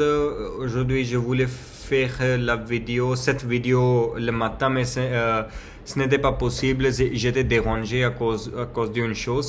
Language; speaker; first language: French; non-native, learner; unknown